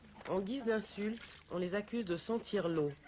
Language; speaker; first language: French; native; French